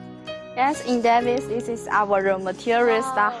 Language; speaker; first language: English; non-native, learner; Chinese